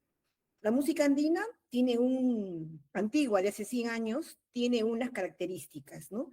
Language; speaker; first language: Spanish; native; Spanish